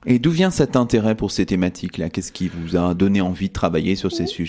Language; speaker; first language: French; native; French